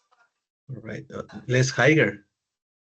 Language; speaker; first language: English; non-native, learner; Spanish